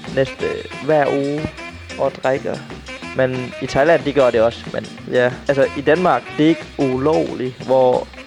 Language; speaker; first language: Danish; non-native, learner; Thai